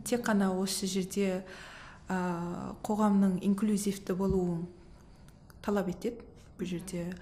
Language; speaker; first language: Kazakh; early bilingual, heritage; Kazakh